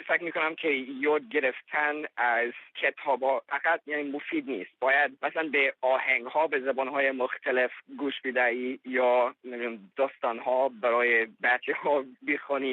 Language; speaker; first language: Persian; non-native, learner; English